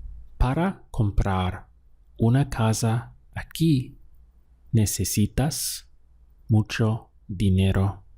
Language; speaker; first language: Spanish; non-native, fluent; English